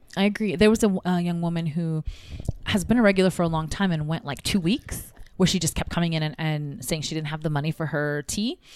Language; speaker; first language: English; early bilingual, other home language; Tigrinya